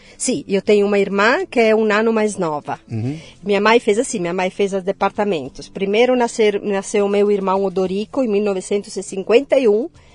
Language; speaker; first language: Portuguese; non-native, fluent; Italian